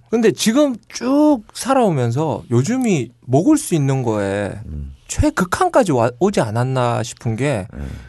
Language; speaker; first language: Korean; native; Korean